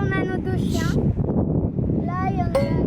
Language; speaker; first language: French; early bilingual, heritage; French